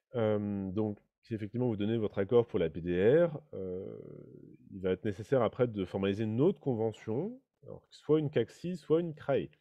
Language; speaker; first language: French; native; French